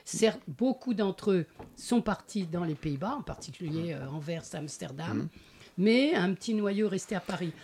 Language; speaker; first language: French; native; French